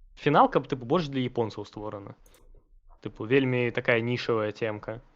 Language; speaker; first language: Belarusian; non-native, local second language; Russian